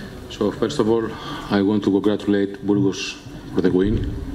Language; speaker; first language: English; non-native, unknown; Greek